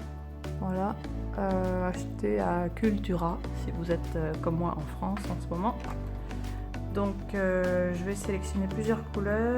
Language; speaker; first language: French; native; French